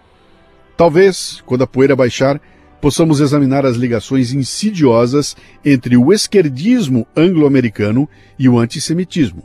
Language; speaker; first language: Portuguese; native; Portuguese